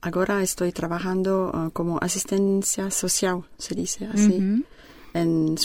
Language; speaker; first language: Spanish; non-native, learner; French